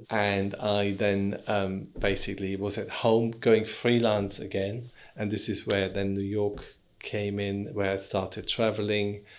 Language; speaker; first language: English; non-native, fluent; German